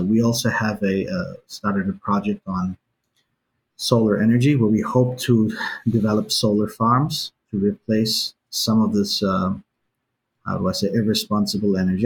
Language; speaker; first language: English; native; English